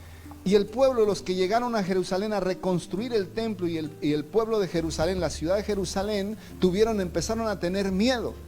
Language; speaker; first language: Spanish; native; Spanish